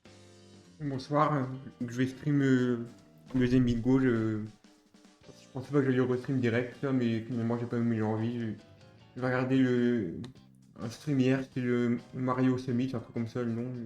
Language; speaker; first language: French; native; French